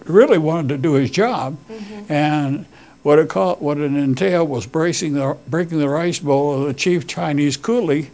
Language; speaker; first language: English; native; English